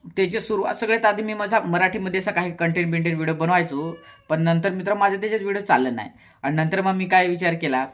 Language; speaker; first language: Marathi; non-native, local second language; Kukna